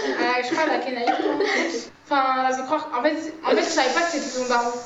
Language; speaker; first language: French; native; French